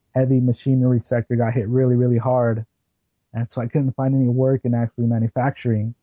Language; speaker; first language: English; early bilingual, other home language; Spanish